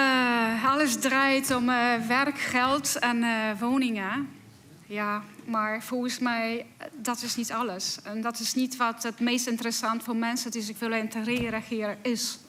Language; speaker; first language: Dutch; non-native, fluent; Polish